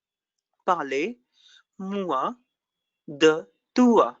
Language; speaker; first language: French; non-native, learner; Hindi